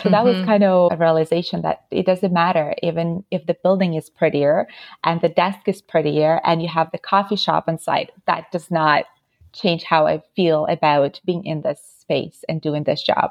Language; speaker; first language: English; non-native, fluent; Ukrainian